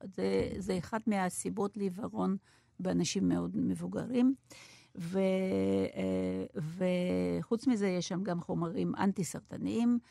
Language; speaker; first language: Hebrew; non-native, fluent; Russian